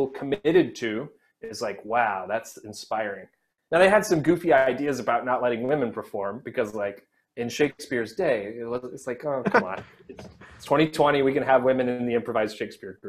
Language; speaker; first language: English; native; English